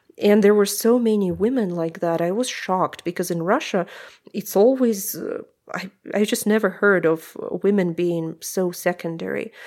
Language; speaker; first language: English; non-native, fluent; Russian